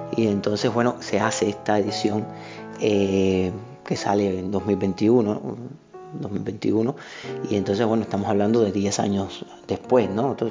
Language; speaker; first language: Spanish; native; Spanish